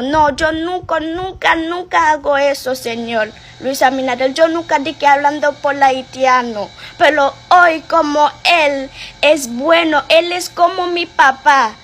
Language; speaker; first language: Spanish; non-native, fluent; Haitian Creole